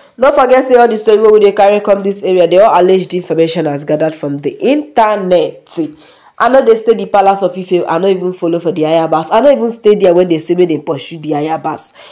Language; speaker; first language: Nigerian Pidgin; non-native, local second language; Yoruba